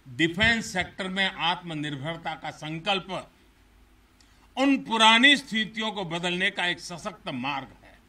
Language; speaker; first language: Hindi; non-native, local second language; Gujarati